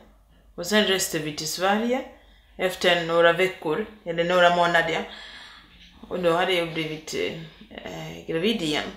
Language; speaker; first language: Swedish; non-native, fluent; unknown